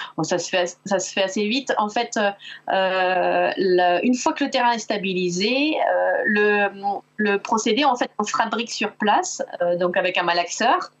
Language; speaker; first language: French; native; French